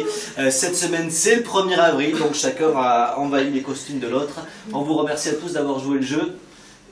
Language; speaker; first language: French; native; French